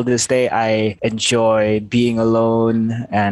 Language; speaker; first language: English; non-native, local second language; Malay